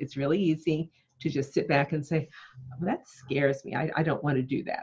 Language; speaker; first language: English; native; English